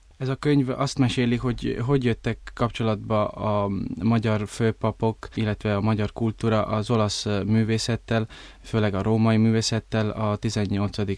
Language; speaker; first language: Hungarian; early bilingual, heritage; Italian